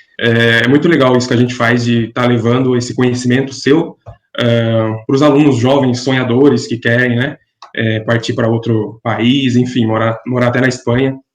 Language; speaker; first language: Portuguese; native; Portuguese